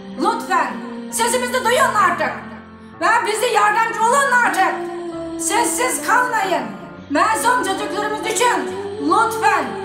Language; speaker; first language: Turkish; non-native, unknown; Uyghur